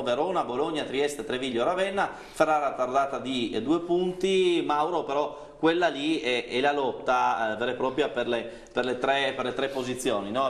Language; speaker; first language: Italian; native; Italian